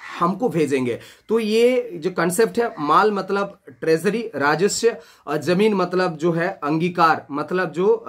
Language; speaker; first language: Hindi; non-native, local second language; Bangla